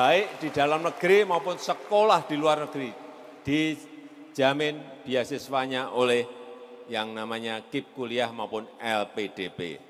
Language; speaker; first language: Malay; non-native, local second language; Javanese